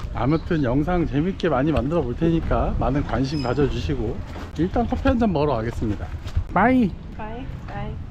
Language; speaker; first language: Korean; native; Korean